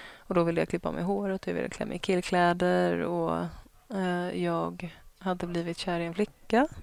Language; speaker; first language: Swedish; native; Swedish